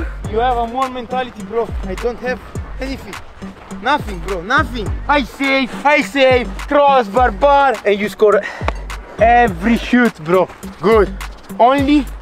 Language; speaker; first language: English; non-native, learner; Italian